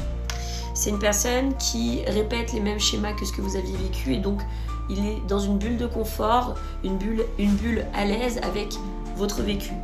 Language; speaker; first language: French; native; French